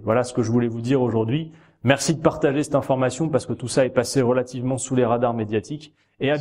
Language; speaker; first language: French; native; French